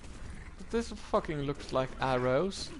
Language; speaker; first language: English; native; English